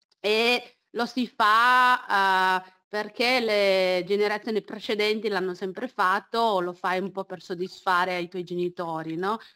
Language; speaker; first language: Italian; early bilingual, other home language; Chinese